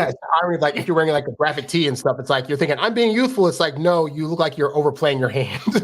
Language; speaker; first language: English; native; English